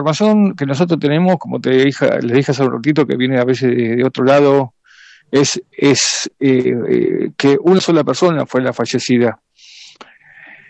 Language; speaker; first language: Spanish; native; Spanish